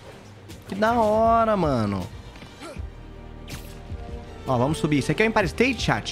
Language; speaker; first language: Portuguese; native; Portuguese